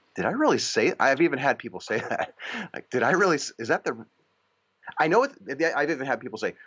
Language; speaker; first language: English; native; English